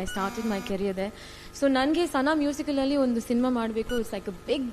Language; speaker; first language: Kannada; non-native, learner; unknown